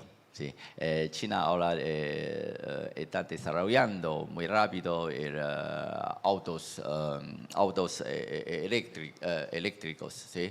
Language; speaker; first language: Spanish; non-native, fluent; Chinese